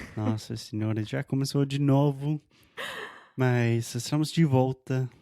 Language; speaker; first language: Portuguese; non-native, fluent; English